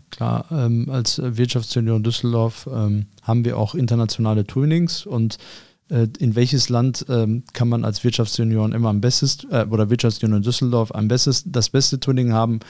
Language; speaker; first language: German; early bilingual, other home language; Arabic